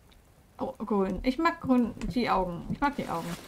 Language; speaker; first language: German; native; German